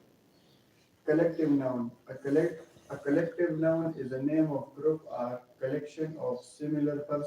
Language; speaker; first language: English; non-native, learner; Pashto